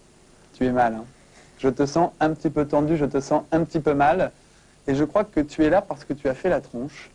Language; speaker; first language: French; native; French